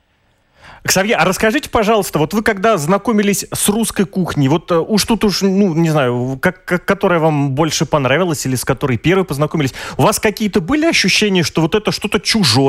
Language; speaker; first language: Russian; native; Russian